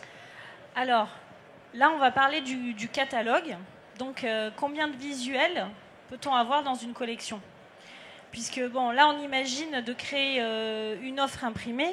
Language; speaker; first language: French; native; French